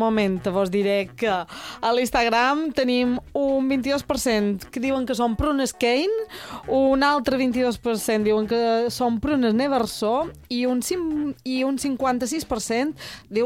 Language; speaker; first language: Catalan; native; Catalan